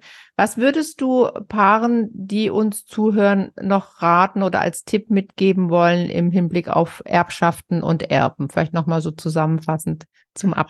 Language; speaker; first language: German; native; German